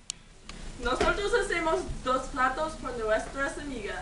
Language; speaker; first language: Spanish; non-native, learner; English